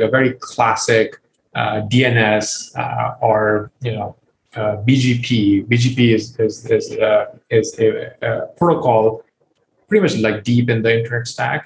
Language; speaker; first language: English; non-native, local second language; Urdu